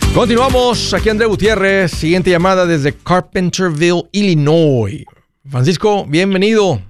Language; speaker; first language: Spanish; native; Spanish